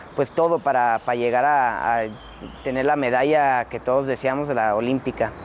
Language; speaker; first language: Spanish; early bilingual, heritage; Spanish